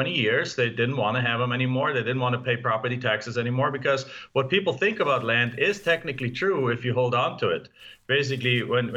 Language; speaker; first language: English; non-native, fluent; German